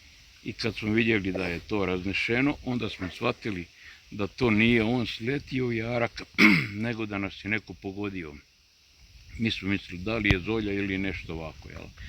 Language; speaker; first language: Croatian; native; Croatian